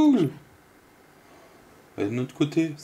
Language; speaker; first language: French; native; French